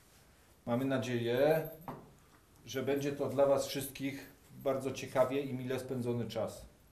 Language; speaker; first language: Polish; native; Polish